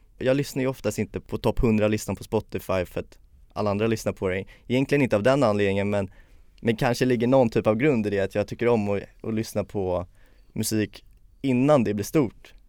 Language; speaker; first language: Swedish; early bilingual, other home language; Spanish